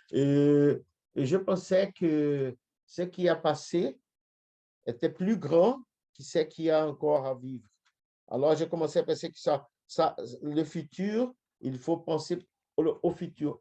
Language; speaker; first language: French; non-native, fluent; Portuguese